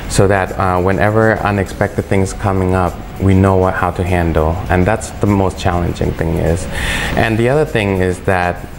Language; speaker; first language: English; early bilingual, other home language; Thai